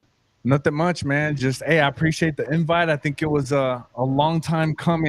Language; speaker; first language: English; native; English